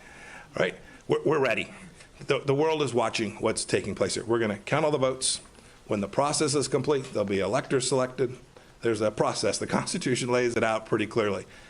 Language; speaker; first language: English; native; English